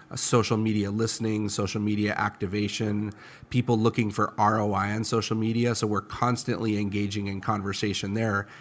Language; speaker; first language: English; native; English